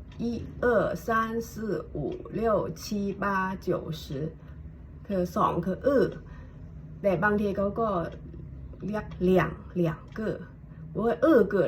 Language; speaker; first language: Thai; non-native, fluent; Hakka Chinese